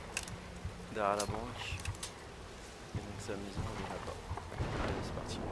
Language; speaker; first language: French; native; French